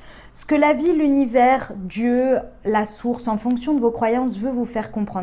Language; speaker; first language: French; native; French